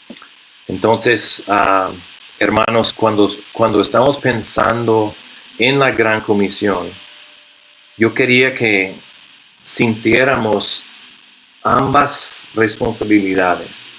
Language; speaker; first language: Spanish; non-native, fluent; English